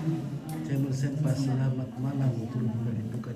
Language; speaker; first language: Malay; non-native, local second language; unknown